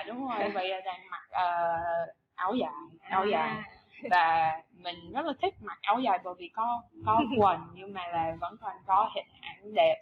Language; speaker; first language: Vietnamese; non-native, fluent; English